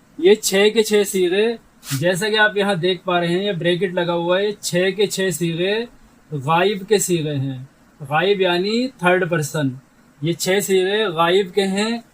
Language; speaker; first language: Urdu; native; Urdu